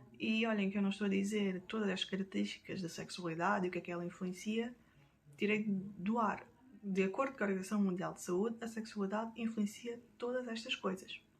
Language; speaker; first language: Portuguese; native; Portuguese